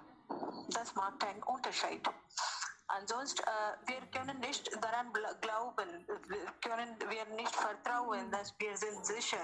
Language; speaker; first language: German; non-native, learner; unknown